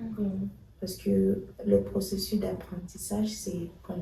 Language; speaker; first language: French; non-native, fluent; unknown